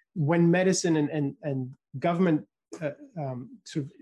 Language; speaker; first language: English; native; English